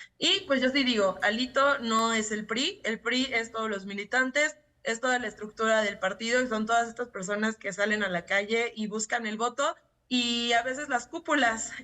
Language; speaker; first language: Spanish; native; Spanish